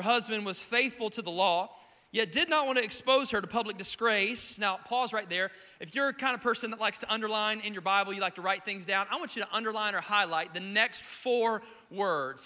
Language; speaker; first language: English; native; English